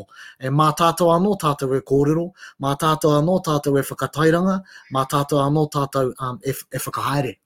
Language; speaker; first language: Māori; non-native, local second language; English